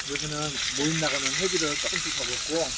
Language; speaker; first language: Korean; native; Korean